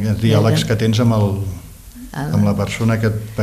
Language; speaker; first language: Catalan; native; Catalan